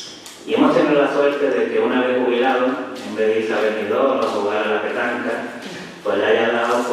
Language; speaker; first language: Spanish; native; Spanish